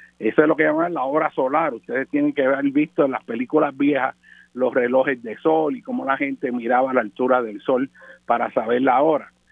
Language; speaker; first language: Spanish; native; Spanish